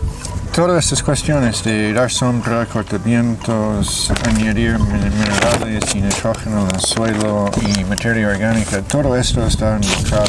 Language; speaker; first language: Spanish; non-native, fluent; English